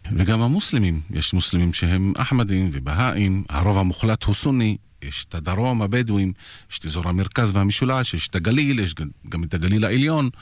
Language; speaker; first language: Hebrew; non-native, local second language; Arabic